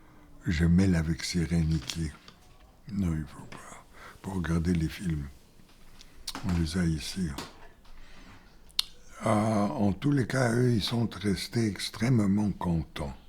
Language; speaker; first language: French; non-native, fluent; Bulgarian